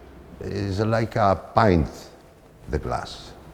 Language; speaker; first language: English; non-native, fluent; Italian